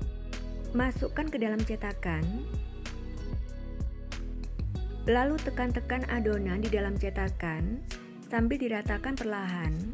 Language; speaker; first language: Indonesian; native; Indonesian